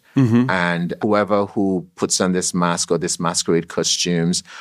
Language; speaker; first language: English; non-native, local second language; Yoruba